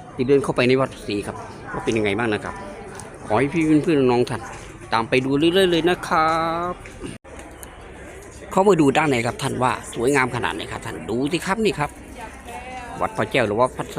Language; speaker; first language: Thai; native; Thai